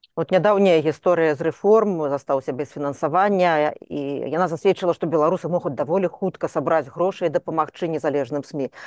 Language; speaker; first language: Belarusian; non-native, local second language; Russian